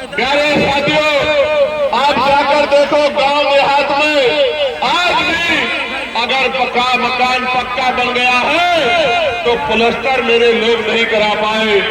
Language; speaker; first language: Hindi; native; Hindi